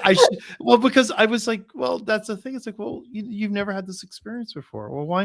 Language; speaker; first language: English; native; English